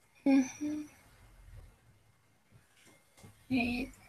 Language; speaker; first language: English; non-native, learner; Spanish